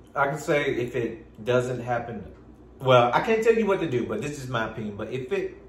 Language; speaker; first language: English; native; English